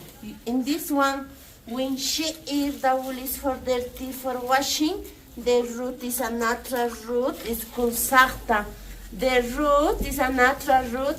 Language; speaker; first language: English; non-native, learner; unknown